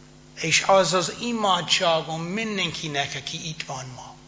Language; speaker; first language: Hungarian; non-native, fluent; English